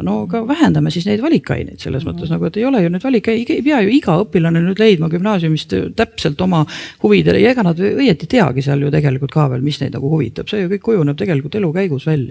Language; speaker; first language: Estonian; native; Estonian